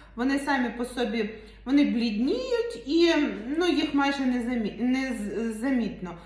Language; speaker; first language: Ukrainian; non-native, local second language; Russian